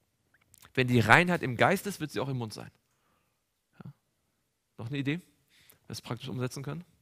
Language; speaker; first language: German; native; German